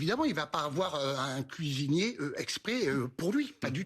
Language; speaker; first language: French; native; French